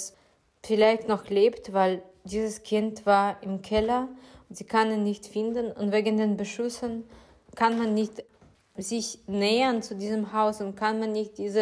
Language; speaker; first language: German; non-native, fluent; Ukrainian